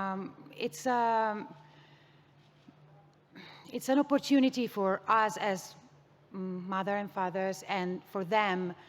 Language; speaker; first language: English; non-native, fluent; Italian